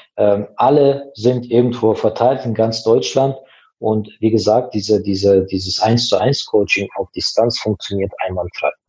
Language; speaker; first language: German; non-native, fluent; Azerbaijani